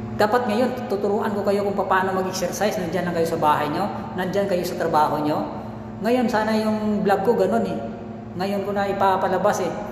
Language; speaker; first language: Filipino; non-native, local second language; Cebuano